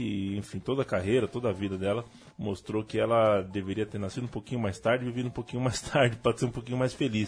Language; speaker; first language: Portuguese; native; Portuguese